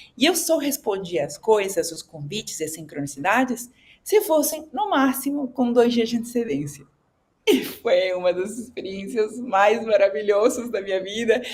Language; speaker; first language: Portuguese; non-native, fluent; Spanish